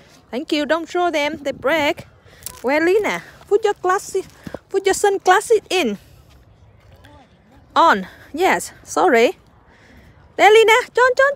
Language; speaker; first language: English; non-native, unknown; Vietnamese